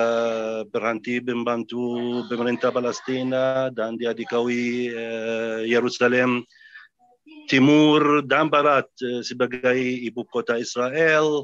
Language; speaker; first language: Indonesian; non-native, fluent; Arabic